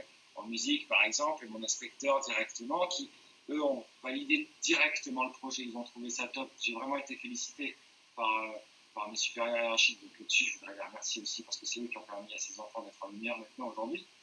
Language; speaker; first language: French; native; French